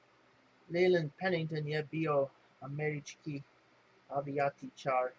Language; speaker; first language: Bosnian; non-native, learner; English